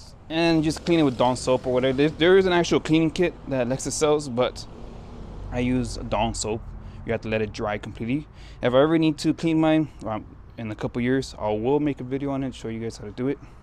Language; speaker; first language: English; native; English